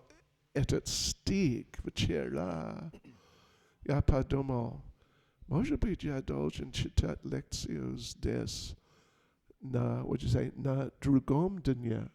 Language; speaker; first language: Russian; non-native, learner; English